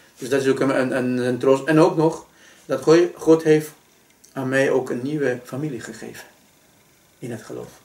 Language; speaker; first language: Dutch; non-native, fluent; Spanish